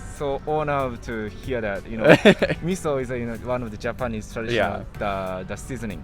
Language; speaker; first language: English; non-native, learner; Japanese